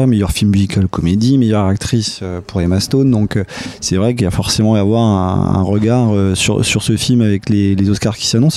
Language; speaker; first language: French; native; French